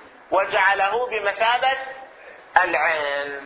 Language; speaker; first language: Arabic; native; Arabic